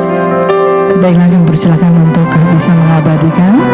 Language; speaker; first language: Indonesian; native; Indonesian